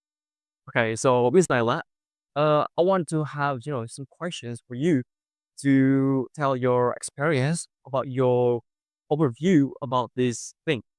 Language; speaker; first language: English; non-native, fluent; Indonesian